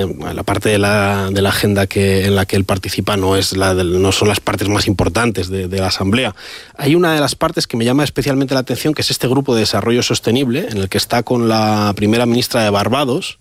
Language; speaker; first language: Spanish; native; Spanish